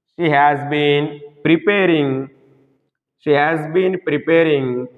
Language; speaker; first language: English; non-native, local second language; Telugu